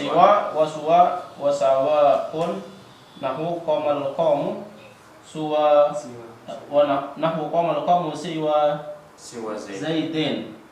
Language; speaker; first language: Arabic; non-native, learner; Indonesian